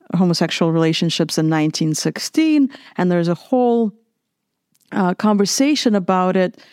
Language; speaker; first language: English; non-native, fluent; Russian